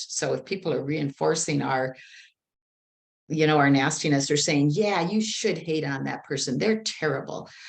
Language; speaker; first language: English; native; English